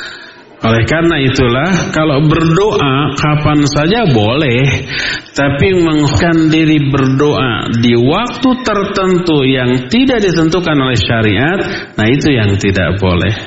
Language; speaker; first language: Indonesian; native; Indonesian